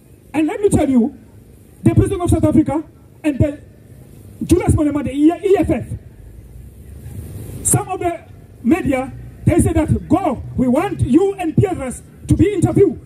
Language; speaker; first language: English; non-native, local second language; Southern Sotho